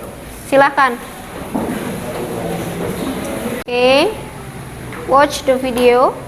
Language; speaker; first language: English; non-native, learner; Indonesian